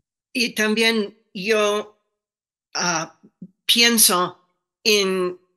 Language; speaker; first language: Spanish; non-native, fluent; English